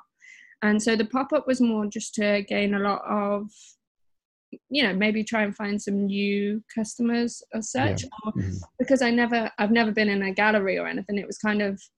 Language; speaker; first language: English; native; English